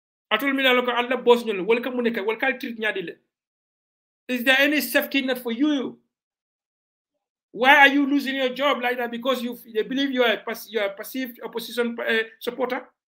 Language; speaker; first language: English; non-native, local second language; Mandingo